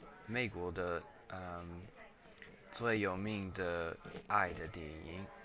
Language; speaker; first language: Chinese; non-native, learner; English